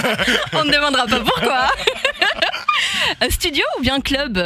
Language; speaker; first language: French; native; French